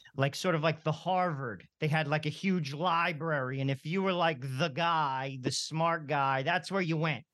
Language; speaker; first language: English; early bilingual, other home language; Italian